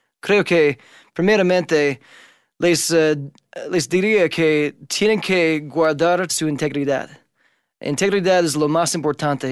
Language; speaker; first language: Spanish; non-native, fluent; English